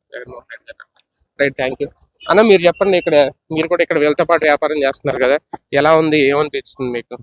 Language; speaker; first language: Telugu; native; Telugu